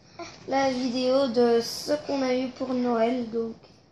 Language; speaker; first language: French; native; French